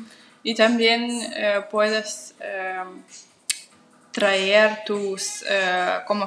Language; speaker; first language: Spanish; non-native, fluent; Russian